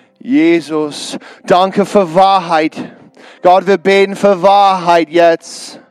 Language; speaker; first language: German; non-native, learner; English